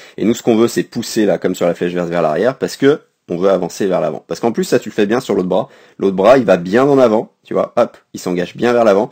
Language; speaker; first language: French; native; French